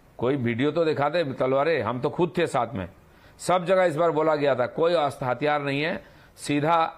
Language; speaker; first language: Hindi; non-native, local second language; Bangla